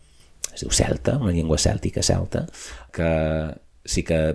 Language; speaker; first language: Catalan; non-native, fluent; English